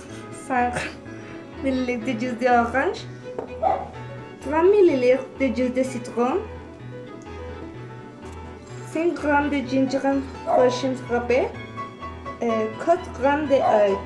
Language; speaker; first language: French; non-native, learner; Spanish